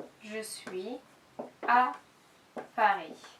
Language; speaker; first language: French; non-native, fluent; Turkish